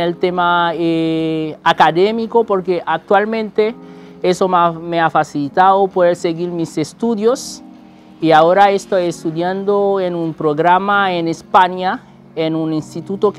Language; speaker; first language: Spanish; non-native, fluent; Haitian Creole